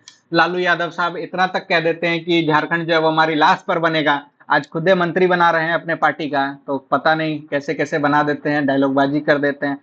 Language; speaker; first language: Hindi; native; Hindi